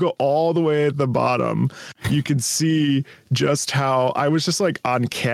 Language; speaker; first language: English; early bilingual, other home language; Italian